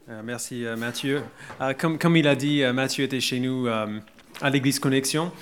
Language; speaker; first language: French; non-native, fluent; English